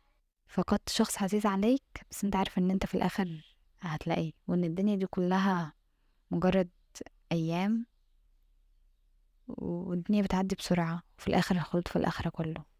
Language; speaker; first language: Arabic; native; Arabic